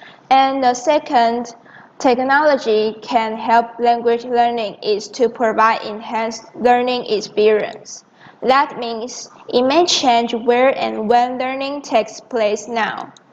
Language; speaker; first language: English; non-native, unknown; Chinese